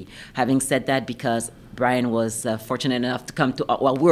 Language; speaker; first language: English; non-native, fluent; French